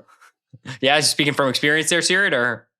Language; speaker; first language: English; native; English